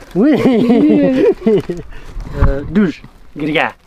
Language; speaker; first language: French; non-native, learner; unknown